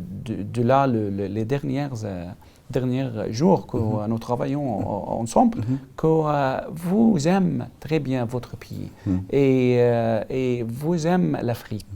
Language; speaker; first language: French; non-native, learner; Arabic